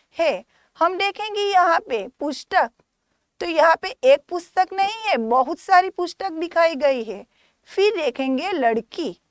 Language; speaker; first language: Hindi; non-native, local second language; Gujarati